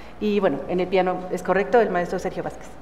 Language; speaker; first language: Spanish; native; Spanish